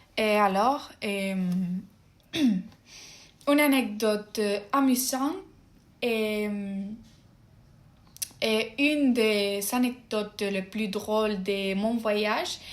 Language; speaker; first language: French; non-native, fluent; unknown